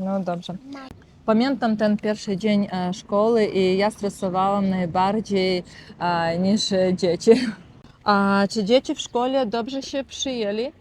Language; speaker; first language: Polish; non-native, learner; Russian